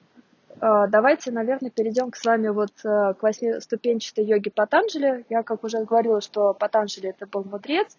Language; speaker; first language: Russian; native; Russian